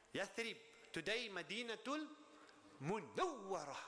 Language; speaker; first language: English; native; English